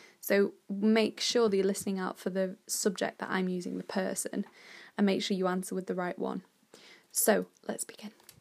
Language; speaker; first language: English; native; English